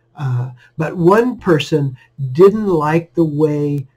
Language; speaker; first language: English; native; English